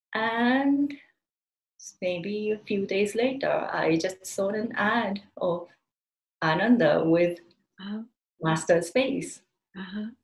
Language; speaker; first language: English; non-native, fluent; Japanese